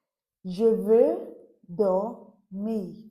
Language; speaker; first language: French; non-native, fluent; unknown